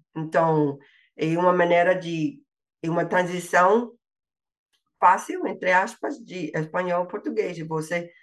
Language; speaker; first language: Portuguese; non-native, fluent; English